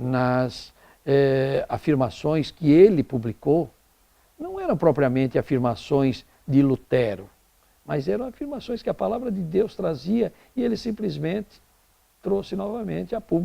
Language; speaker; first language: Portuguese; native; Portuguese